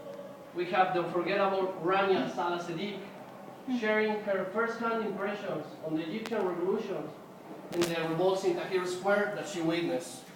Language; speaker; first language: English; non-native, fluent; Spanish